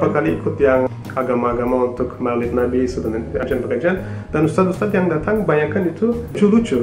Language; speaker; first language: Indonesian; non-native, fluent; Turkish